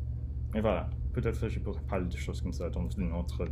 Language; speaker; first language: French; non-native, learner; English